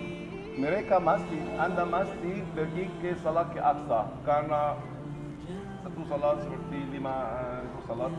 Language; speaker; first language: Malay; non-native, learner; Arabic